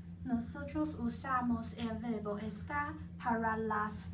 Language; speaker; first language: Spanish; non-native, learner; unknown